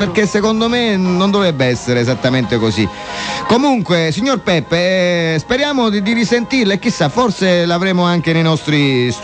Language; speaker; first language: Italian; native; Italian